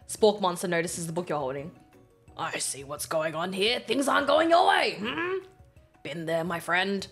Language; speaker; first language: English; native; English